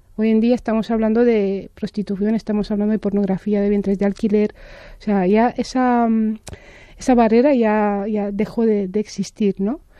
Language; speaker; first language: Spanish; non-native, fluent; Romanian